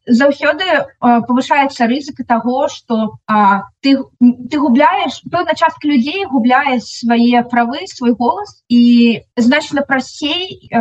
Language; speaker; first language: Belarusian; non-native, local second language; Russian